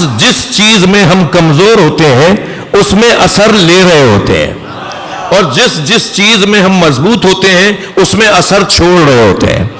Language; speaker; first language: Urdu; native; Urdu